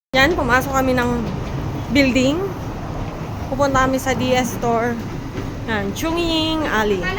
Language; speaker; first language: Filipino; native; Filipino